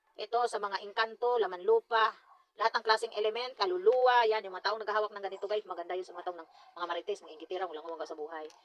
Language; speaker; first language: Filipino; non-native, local second language; Cebuano